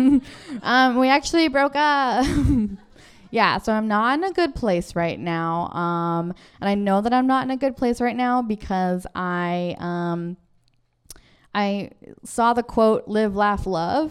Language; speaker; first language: English; native; English